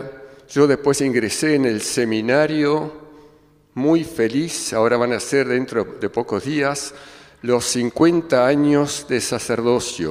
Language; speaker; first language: Spanish; early bilingual, other home language; German